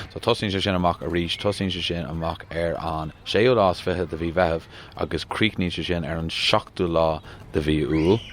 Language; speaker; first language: Irish; non-native, local second language; English